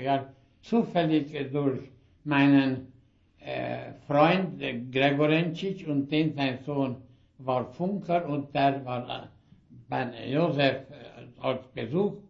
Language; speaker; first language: German; early bilingual, heritage; German